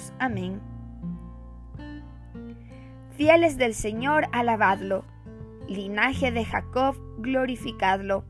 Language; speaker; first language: Spanish; native; Spanish